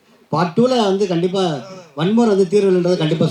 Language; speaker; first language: Tamil; native; Tamil